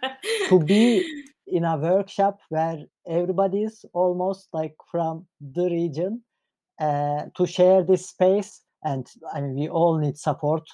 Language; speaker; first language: English; non-native, fluent; Turkish